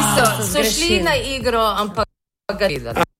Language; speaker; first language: Slovenian; early bilingual, heritage; Slovenian